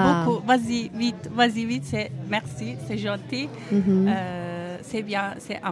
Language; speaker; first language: French; non-native, learner; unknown